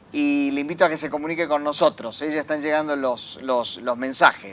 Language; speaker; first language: Spanish; native; Spanish